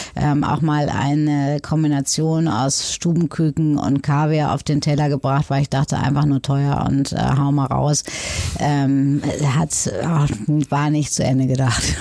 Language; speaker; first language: German; native; German